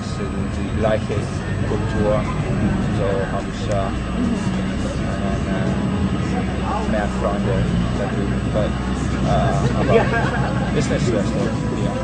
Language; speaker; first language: German; non-native, learner; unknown